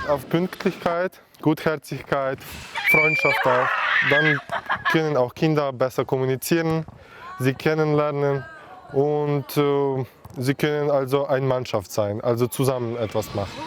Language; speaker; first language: German; non-native, local second language; Ukrainian